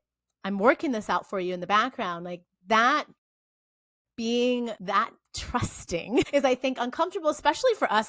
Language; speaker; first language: English; native; English